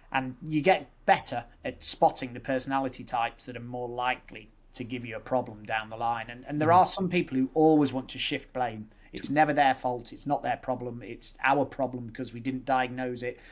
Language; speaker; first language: English; native; English